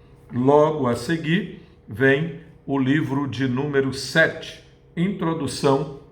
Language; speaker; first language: Portuguese; native; Portuguese